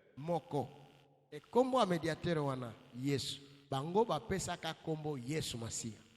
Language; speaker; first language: Lingala; non-native, local second language; Luba-Lulua